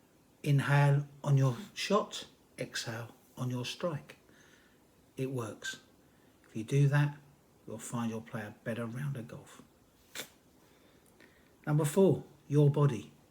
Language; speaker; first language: English; native; English